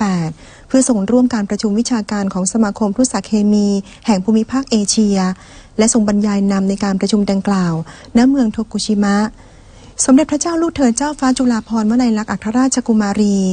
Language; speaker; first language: Thai; native; Thai